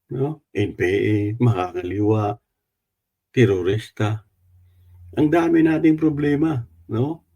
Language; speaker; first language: Filipino; non-native, local second language; Cebuano